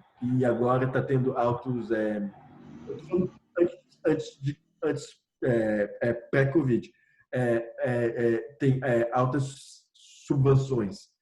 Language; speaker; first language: Portuguese; non-native, fluent; French